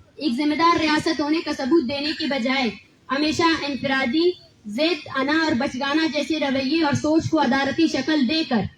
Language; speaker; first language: Urdu; non-native, local second language; Baluchi